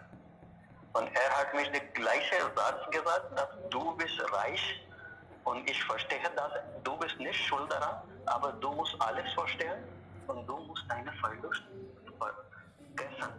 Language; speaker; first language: German; non-native, learner; Hindi